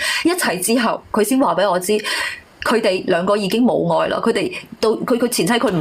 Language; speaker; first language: Cantonese; native; Cantonese